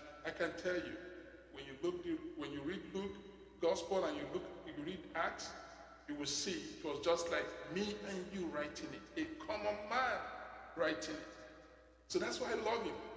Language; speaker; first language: English; non-native, local second language; Igbo